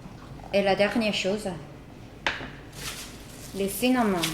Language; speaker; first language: French; non-native, learner; Korean